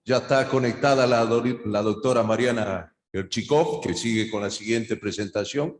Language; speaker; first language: Spanish; native; Spanish